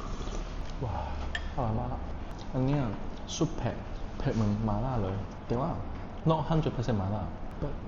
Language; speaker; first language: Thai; non-native, learner; Chinese